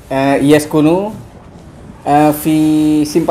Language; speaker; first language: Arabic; non-native, learner; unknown